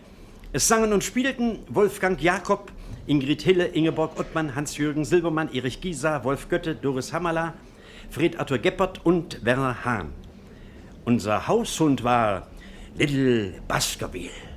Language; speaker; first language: German; native; German